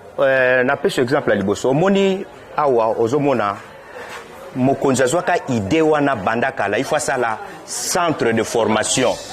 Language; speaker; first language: Lingala; native; Lingala